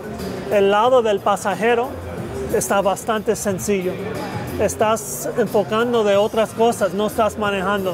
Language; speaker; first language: Spanish; early bilingual, heritage; Spanish